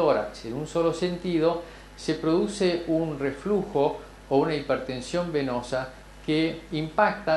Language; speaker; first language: Spanish; native; Spanish